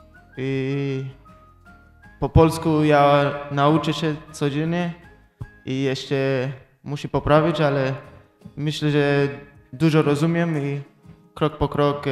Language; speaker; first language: Polish; non-native, learner; English